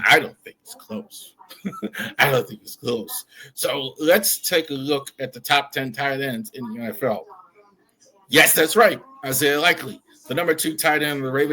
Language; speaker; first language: English; native; English